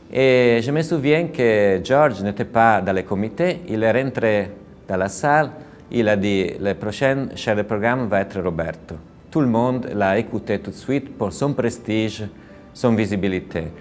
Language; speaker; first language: French; non-native, fluent; Italian